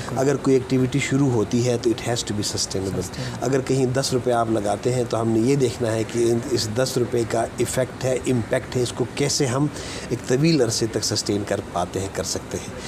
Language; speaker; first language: Urdu; non-native, local second language; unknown